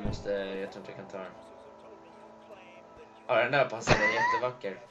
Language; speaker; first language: Swedish; native; Swedish